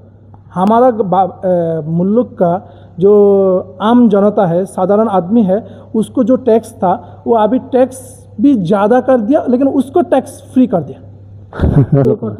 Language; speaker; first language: Hindi; non-native, learner; Bangla